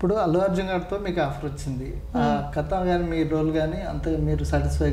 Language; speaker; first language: Telugu; native; Telugu